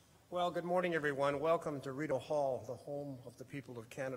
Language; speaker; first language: English; native; English